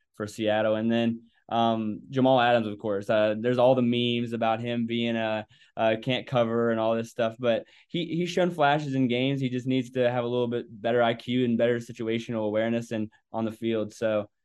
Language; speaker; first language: English; native; English